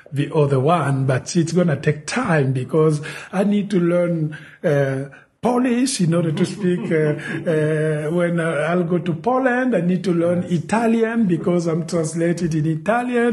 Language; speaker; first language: English; non-native, fluent; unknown